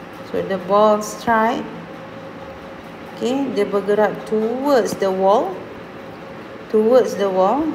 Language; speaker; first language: English; non-native, local second language; Malay